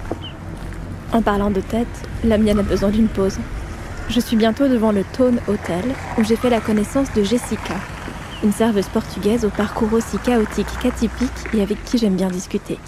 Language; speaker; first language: French; native; French